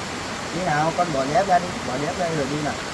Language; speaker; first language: Vietnamese; native; Vietnamese